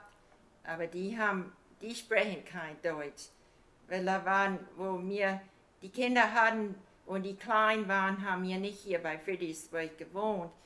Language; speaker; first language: German; early bilingual, heritage; German